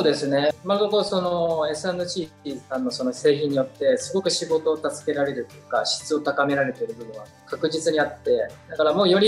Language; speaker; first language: Japanese; native; Japanese